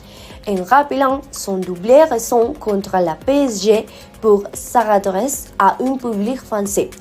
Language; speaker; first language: French; non-native, learner; Spanish